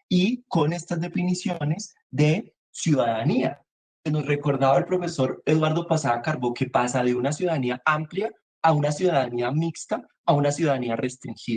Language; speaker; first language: Spanish; native; Spanish